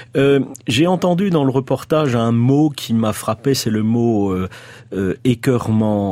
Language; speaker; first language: French; native; French